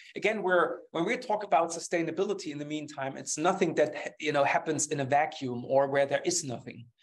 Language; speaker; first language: English; non-native, fluent; German